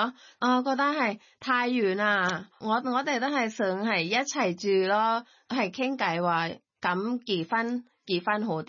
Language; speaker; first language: Cantonese; non-native, fluent; Thai